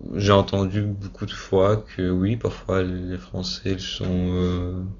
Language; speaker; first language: French; non-native, fluent; Russian